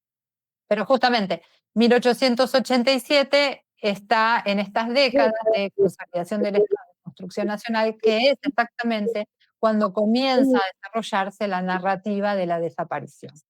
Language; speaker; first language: Spanish; native; Spanish